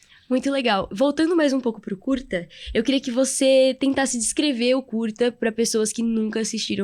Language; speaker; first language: Portuguese; native; Portuguese